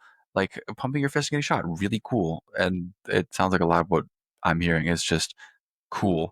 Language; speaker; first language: English; native; English